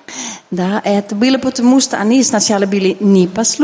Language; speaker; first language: Russian; non-native, learner; Dutch